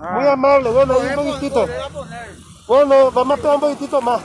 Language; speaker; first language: Spanish; native; Spanish